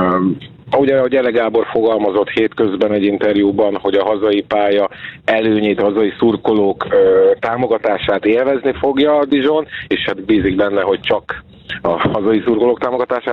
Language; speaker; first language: Hungarian; native; Hungarian